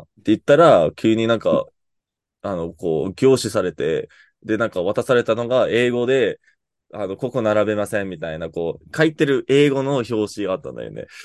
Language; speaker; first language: Japanese; non-native, fluent; English